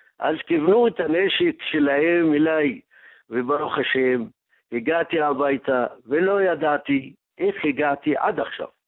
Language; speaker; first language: Hebrew; non-native, local second language; Arabic